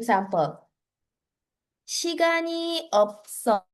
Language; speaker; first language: Korean; non-native, fluent; Filipino